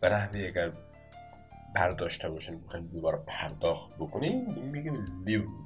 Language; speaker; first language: Persian; native; Persian